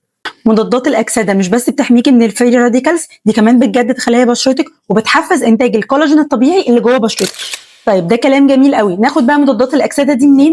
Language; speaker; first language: Arabic; native; Arabic